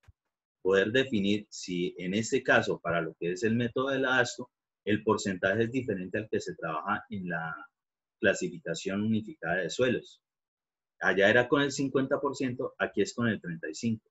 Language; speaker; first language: Spanish; native; Spanish